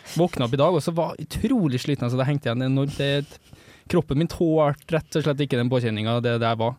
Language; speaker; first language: Norwegian; native; Norwegian